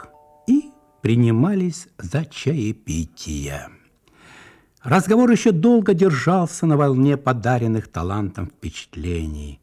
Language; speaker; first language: Russian; native; Russian